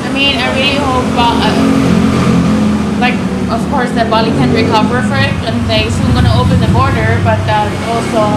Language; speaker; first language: English; non-native, fluent; Swiss German